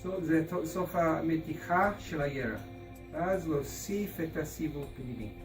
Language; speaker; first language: Hebrew; non-native, fluent; English